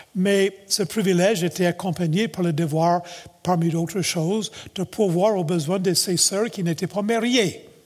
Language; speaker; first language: French; native; French